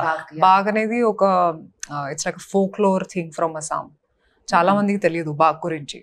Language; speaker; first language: Telugu; non-native, fluent; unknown